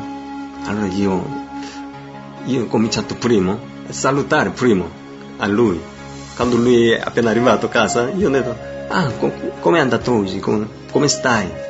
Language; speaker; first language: Italian; non-native, fluent; Korean